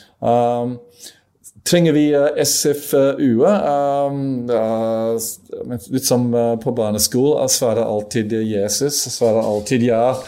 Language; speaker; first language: Norwegian; non-native, fluent; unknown